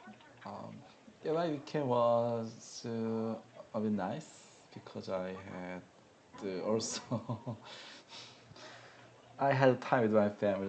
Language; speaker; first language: English; non-native, learner; Korean